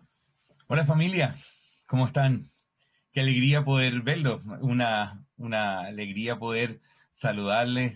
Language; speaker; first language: Spanish; native; Spanish